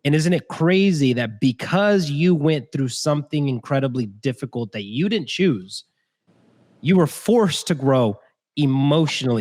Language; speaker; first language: English; native; English